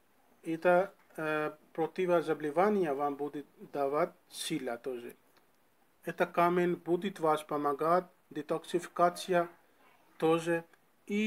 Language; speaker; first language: Russian; non-native, learner; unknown